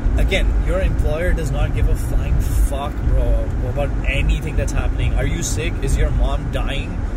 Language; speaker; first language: English; non-native, local second language; Hindi